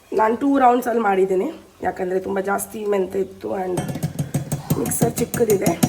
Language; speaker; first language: Kannada; non-native, local second language; Tulu